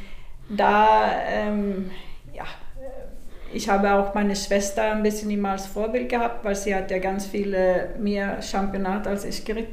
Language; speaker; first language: German; non-native, fluent; Swedish